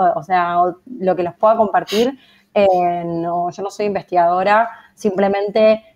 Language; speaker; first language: Spanish; native; Spanish